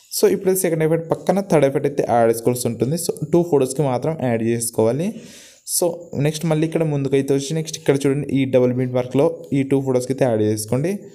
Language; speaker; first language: Telugu; non-native, local second language; Gondi